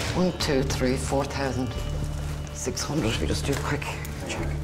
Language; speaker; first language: English; native; English